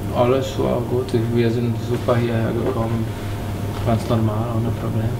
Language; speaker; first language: German; non-native, fluent; Czech